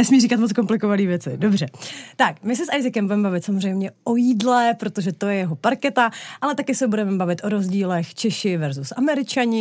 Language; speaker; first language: Czech; native; Czech